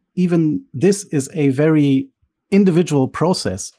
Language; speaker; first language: English; early bilingual, other home language; Bulgarian